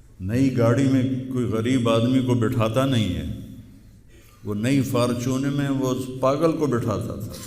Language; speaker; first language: Urdu; non-native, local second language; Punjabi